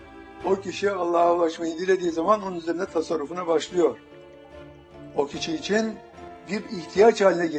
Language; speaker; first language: Turkish; native; Turkish